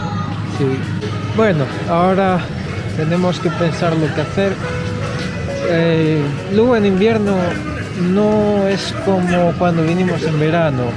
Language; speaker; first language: Spanish; non-native, fluent; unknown